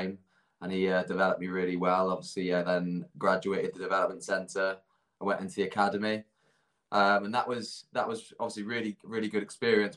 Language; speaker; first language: English; native; English